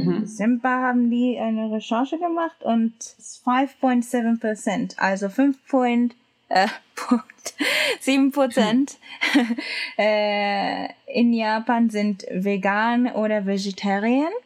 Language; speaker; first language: German; non-native, learner; Japanese